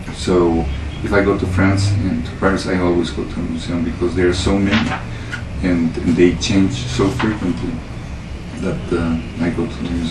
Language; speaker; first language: English; non-native, learner; Spanish